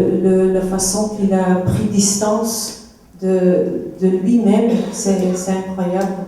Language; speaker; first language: French; non-native, local second language; Dutch